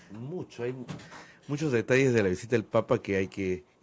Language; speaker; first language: Spanish; native; Spanish